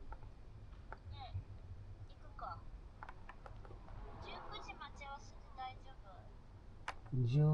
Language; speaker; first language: Japanese; native; Japanese